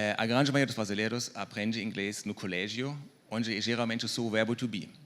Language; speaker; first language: Portuguese; non-native, fluent; German